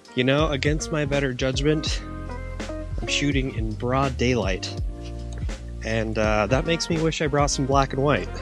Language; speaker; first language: English; native; English